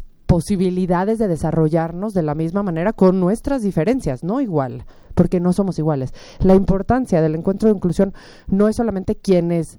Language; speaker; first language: Spanish; native; Spanish